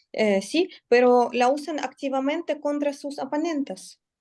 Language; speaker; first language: Spanish; non-native, learner; Russian